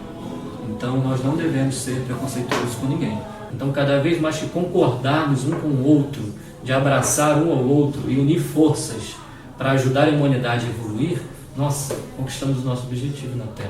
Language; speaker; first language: Portuguese; native; Portuguese